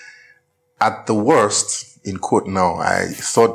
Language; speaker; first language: English; non-native, local second language; Yoruba